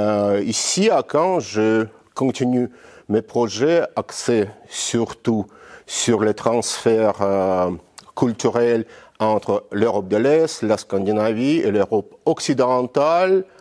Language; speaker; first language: French; non-native, fluent; Russian